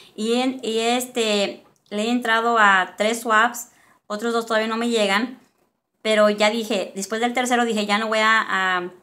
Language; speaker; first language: Spanish; early bilingual, other home language; English